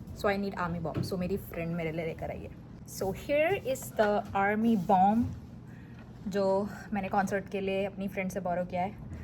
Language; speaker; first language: Hindi; native; Hindi